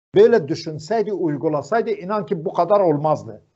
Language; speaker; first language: Turkish; non-native, local second language; Zaza